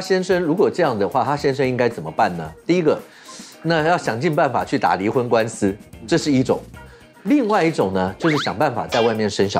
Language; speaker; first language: Chinese; native; Chinese